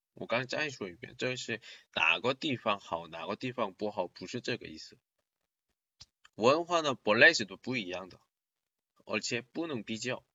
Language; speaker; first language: Chinese; non-native, learner; Korean